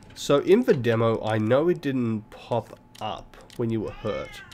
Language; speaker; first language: English; native; English